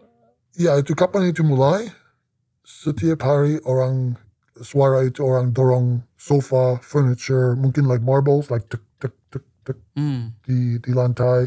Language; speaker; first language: Indonesian; non-native, learner; English